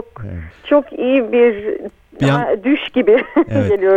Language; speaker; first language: Turkish; early bilingual, heritage; Turkish